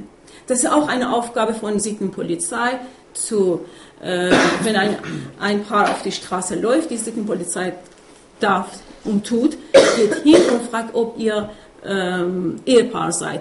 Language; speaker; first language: German; non-native, fluent; Persian